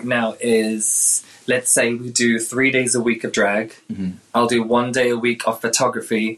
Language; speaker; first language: English; native; English